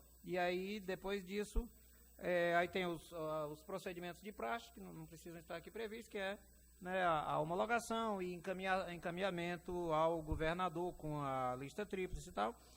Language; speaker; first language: Portuguese; native; Portuguese